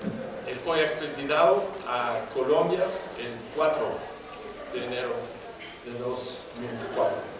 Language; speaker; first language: Spanish; non-native, fluent; English